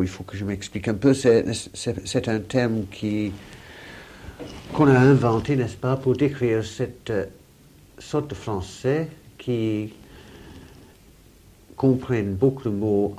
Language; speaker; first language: French; non-native, fluent; English